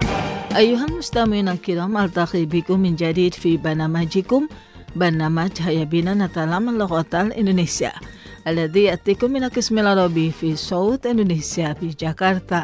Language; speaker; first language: Arabic; non-native, fluent; Indonesian